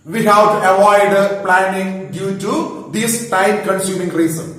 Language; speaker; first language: English; non-native, local second language; Malayalam